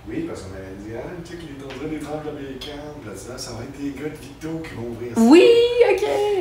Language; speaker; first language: French; native; French